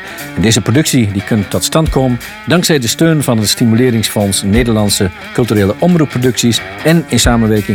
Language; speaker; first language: Dutch; native; Dutch